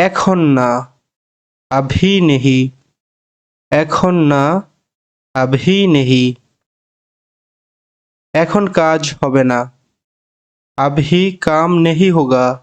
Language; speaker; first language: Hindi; non-native, fluent; Bangla